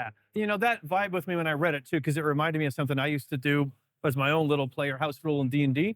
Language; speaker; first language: English; native; English